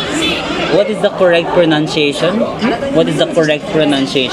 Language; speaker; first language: English; non-native, local second language; Filipino